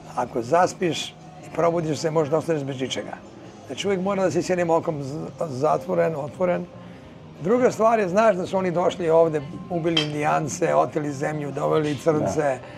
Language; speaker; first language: Serbian; native; Serbian